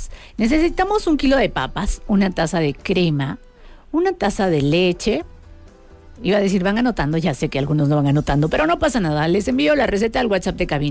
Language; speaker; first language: Spanish; native; Spanish